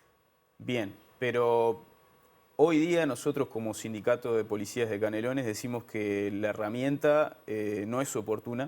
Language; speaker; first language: Spanish; native; Spanish